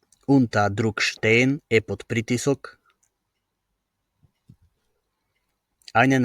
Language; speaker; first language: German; non-native, fluent; Macedonian